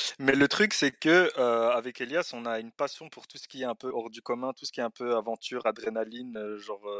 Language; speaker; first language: French; early bilingual, other home language; Arabic